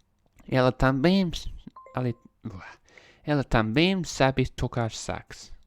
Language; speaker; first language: Portuguese; non-native, learner; English